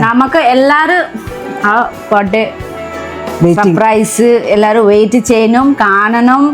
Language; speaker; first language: Malayalam; non-native, learner; Nepali